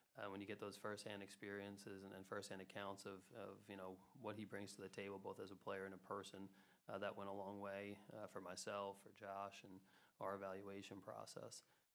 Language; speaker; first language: English; native; English